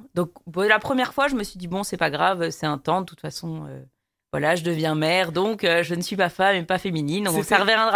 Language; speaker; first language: French; native; French